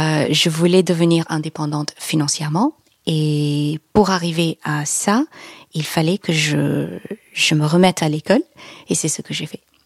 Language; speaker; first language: French; non-native, fluent; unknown